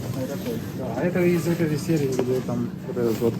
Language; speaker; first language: Russian; native; Russian